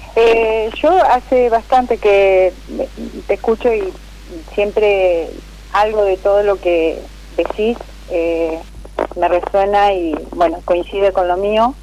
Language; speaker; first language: Spanish; native; Spanish